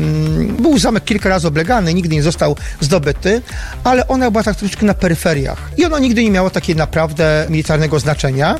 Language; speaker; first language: Polish; native; Polish